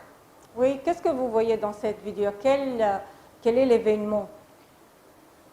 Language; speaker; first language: French; non-native, fluent; Arabic